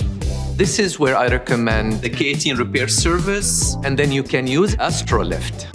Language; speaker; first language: English; non-native, fluent; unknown